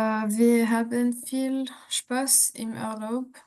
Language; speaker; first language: German; non-native, learner; French